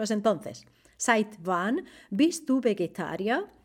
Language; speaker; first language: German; non-native, fluent; Spanish